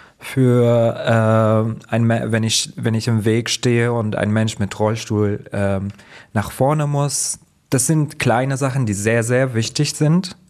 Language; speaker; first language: German; non-native, fluent; Arabic